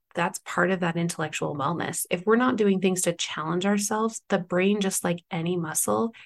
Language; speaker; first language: English; native; English